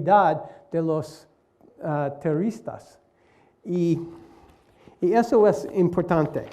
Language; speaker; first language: Spanish; non-native, learner; English